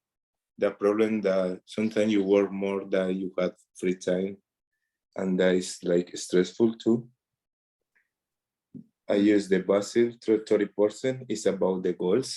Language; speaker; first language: English; non-native, learner; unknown